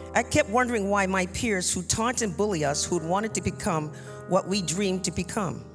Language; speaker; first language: English; native; English